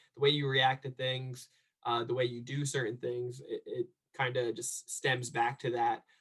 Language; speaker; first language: English; native; English